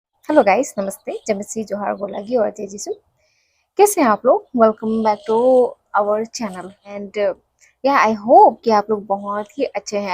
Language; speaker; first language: Hindi; non-native, local second language; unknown